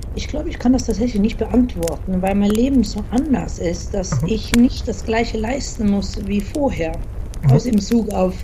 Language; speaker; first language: German; non-native, fluent; Norwegian